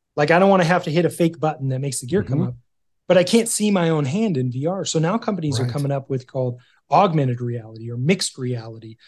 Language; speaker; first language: English; native; English